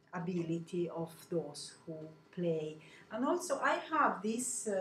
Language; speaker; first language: English; non-native, fluent; Italian